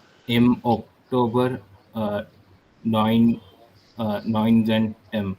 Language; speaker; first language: German; non-native, learner; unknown